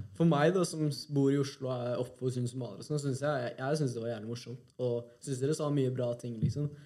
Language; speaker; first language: Norwegian; early bilingual, other home language; Albanian